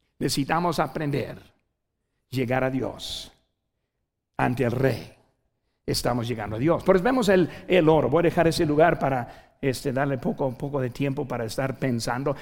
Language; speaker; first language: Spanish; non-native, fluent; English